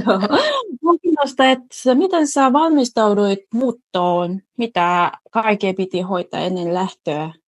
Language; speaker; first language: Finnish; non-native, fluent; Vietnamese